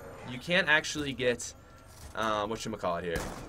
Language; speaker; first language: English; native; English